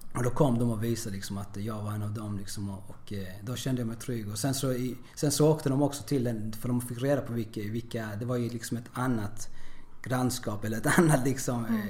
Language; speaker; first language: Swedish; early bilingual, other home language; Spanish